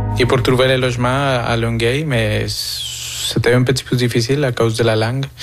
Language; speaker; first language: French; non-native, fluent; Spanish